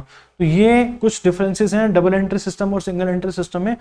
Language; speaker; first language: Hindi; native; Hindi